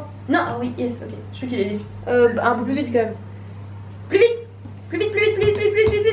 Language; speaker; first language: French; native; French